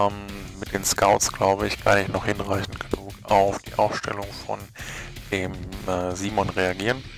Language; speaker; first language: German; native; German